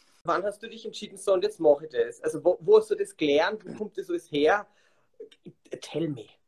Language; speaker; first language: German; native; German